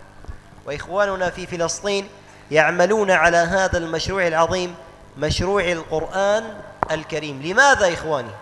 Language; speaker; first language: Arabic; native; Arabic